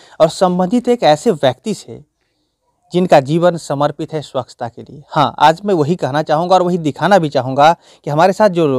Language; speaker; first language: Hindi; native; Hindi